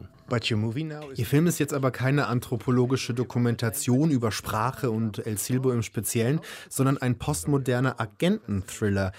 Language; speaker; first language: German; native; German